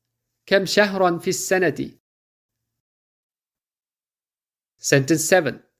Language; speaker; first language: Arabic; non-native, fluent; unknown